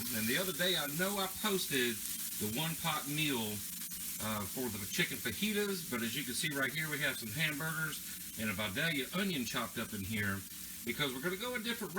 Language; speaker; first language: English; native; English